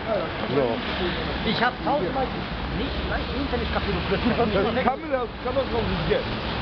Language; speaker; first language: German; non-native, learner; Kurdish